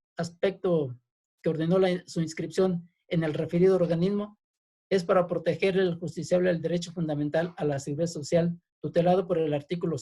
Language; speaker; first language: Spanish; native; Spanish